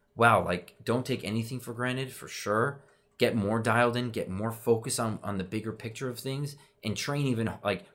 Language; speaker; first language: English; native; English